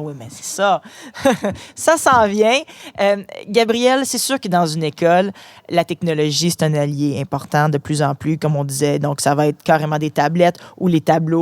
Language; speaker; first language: French; native; French